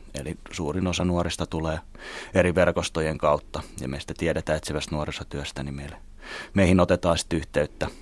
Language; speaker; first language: Finnish; native; Finnish